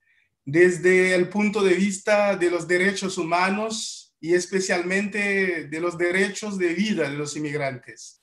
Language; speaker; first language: Spanish; non-native, fluent; Haitian Creole